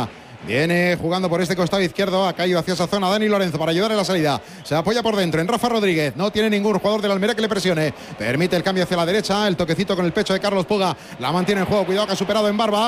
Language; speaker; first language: Spanish; native; Spanish